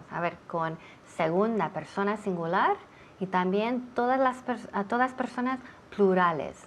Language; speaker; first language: Spanish; non-native, fluent; English